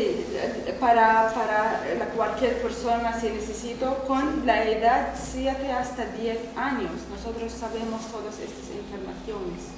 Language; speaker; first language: Spanish; non-native, learner; Arabic